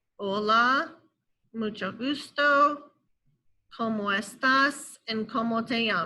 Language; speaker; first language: Spanish; non-native, fluent; English